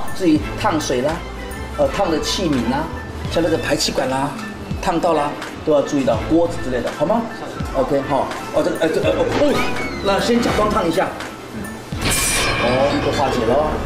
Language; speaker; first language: Chinese; native; Chinese